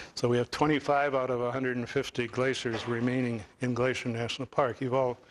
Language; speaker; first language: English; native; English